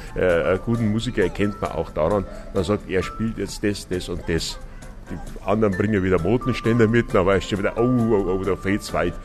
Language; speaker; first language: German; native; German